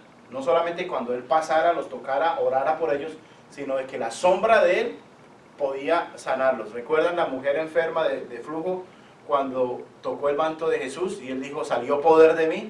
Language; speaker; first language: Spanish; native; Spanish